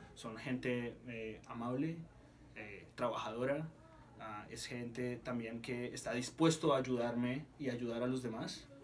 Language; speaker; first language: Spanish; native; Spanish